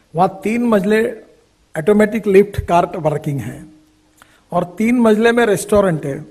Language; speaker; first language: Hindi; non-native, local second language; Marathi